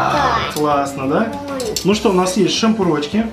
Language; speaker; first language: Russian; native; Russian